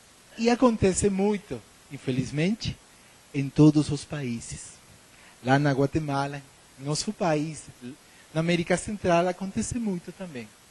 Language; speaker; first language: Portuguese; non-native, learner; Spanish